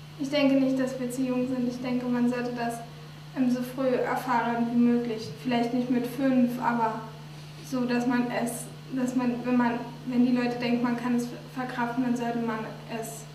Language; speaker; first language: German; native; German